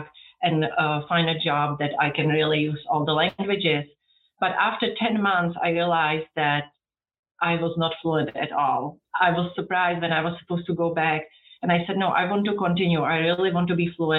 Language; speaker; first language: English; non-native, fluent; Czech